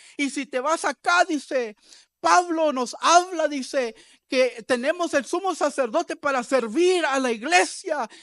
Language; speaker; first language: Spanish; early bilingual, heritage; Spanish